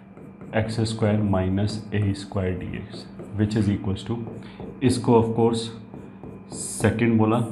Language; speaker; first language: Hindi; native; Hindi